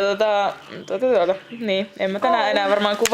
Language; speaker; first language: Finnish; native; Finnish